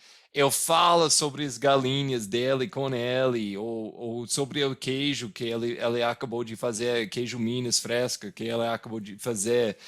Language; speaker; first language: Portuguese; non-native, fluent; English